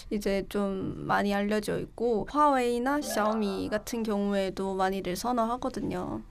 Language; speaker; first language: Korean; non-native, fluent; Chinese